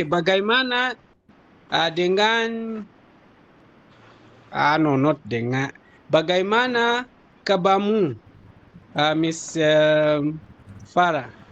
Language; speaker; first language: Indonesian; non-native, learner; Nyanja